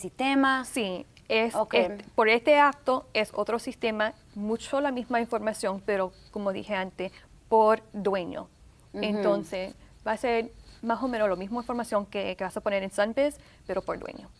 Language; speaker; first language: Spanish; early bilingual, heritage; Spanish